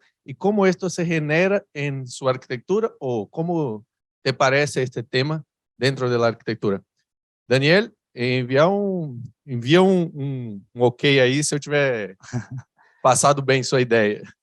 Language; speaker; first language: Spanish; non-native, learner; Portuguese